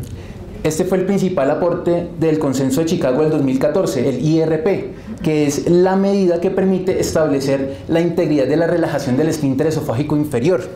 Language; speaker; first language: Spanish; native; Spanish